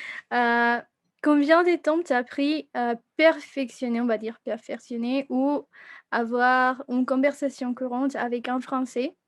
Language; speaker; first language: French; non-native, fluent; Spanish